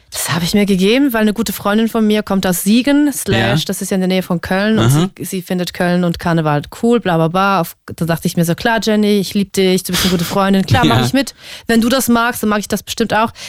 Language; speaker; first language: German; native; German